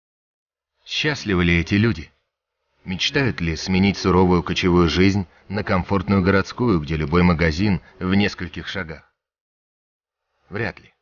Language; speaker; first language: Russian; native; Russian